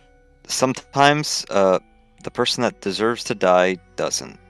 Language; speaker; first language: English; native; English